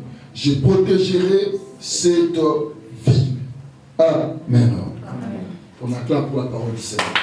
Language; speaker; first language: French; non-native, local second language; Lingala